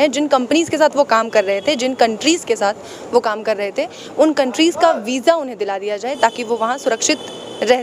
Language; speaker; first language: Hindi; native; Hindi